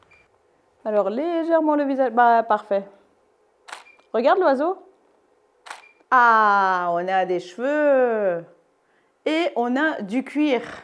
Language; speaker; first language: French; native; French